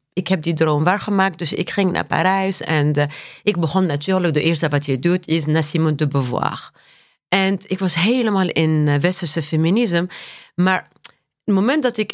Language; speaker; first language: Dutch; non-native, fluent; Arabic